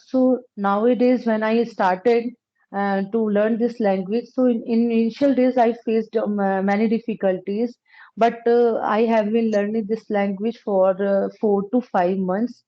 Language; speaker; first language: English; non-native, local second language; Punjabi